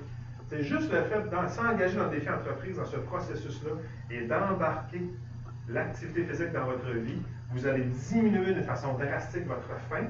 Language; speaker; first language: French; native; French